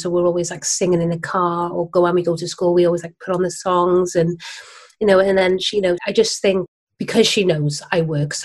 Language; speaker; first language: English; native; English